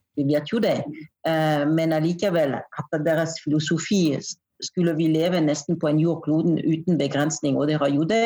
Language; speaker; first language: Norwegian; non-native, fluent; French